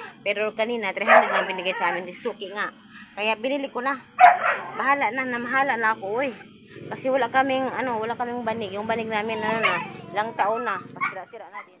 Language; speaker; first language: Filipino; non-native, local second language; Cebuano